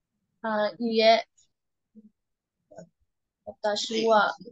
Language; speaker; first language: Japanese; non-native, learner; Filipino